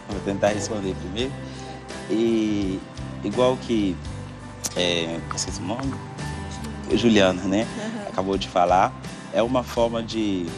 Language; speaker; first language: Portuguese; non-native, fluent; Haitian Creole